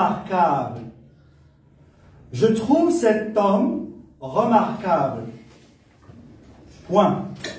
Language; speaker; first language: French; non-native, local second language; Arabic